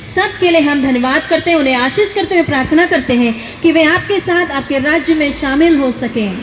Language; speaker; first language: Hindi; non-native, local second language; Malayalam